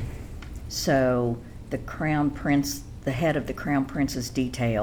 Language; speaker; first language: English; native; English